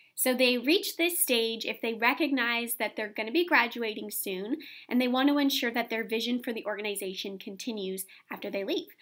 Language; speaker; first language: English; native; English